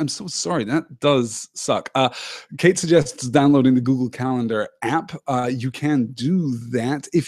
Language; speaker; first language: English; native; English